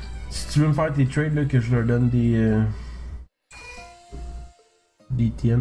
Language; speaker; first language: French; native; French